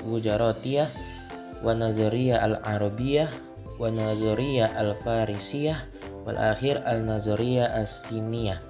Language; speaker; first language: Arabic; non-native, learner; Indonesian